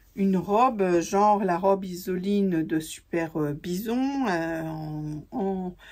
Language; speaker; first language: French; native; French